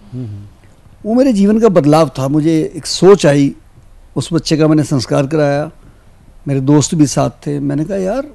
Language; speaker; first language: Hindi; native; Hindi